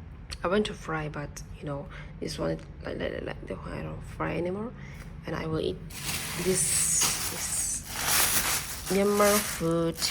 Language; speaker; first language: English; non-native, learner; Burmese